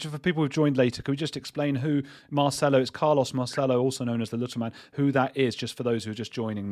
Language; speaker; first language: English; native; English